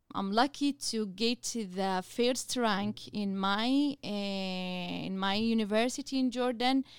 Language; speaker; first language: English; non-native, learner; Arabic